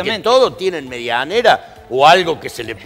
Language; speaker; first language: Spanish; native; Spanish